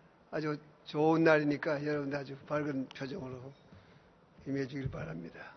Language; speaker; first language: Korean; native; Korean